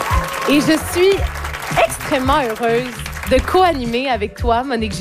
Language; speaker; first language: French; native; French